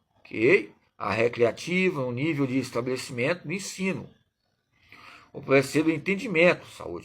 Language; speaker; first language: Portuguese; native; Portuguese